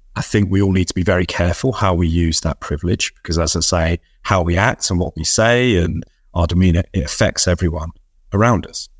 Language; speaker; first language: English; native; English